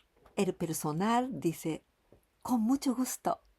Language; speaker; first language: Spanish; non-native, fluent; Japanese